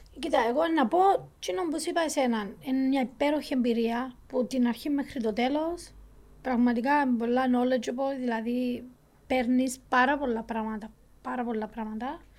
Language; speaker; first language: Greek; native; Greek